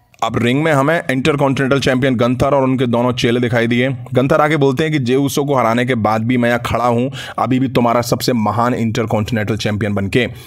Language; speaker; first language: Hindi; native; Hindi